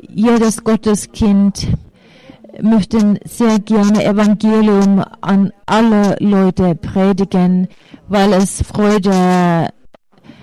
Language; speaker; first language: German; non-native, fluent; Finnish